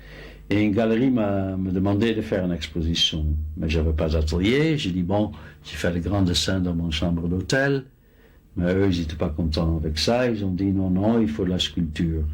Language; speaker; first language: French; non-native, fluent; Dutch